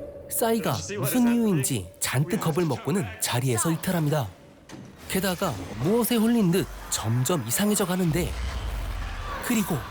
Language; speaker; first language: Korean; native; Korean